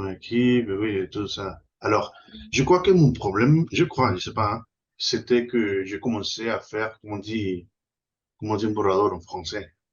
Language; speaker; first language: French; non-native, fluent; Spanish